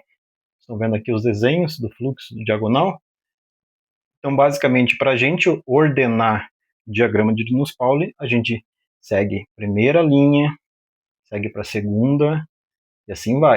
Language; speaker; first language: Portuguese; native; Portuguese